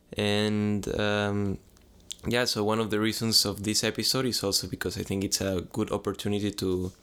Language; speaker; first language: English; non-native, fluent; Spanish